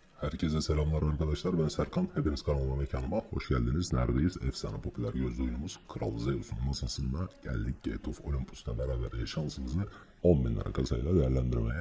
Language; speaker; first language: Turkish; native; Turkish